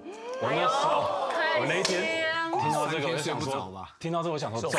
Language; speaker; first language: Chinese; native; Chinese